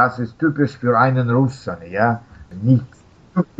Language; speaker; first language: German; non-native, fluent; Russian